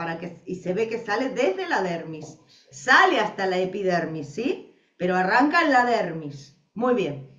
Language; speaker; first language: Spanish; native; Spanish